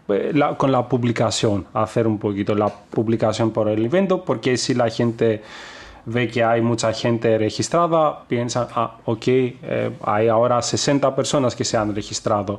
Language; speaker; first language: Spanish; non-native, fluent; Greek